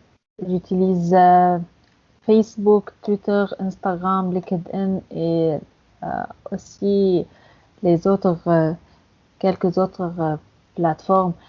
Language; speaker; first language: French; non-native, fluent; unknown